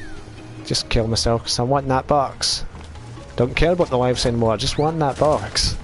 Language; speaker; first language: English; native; English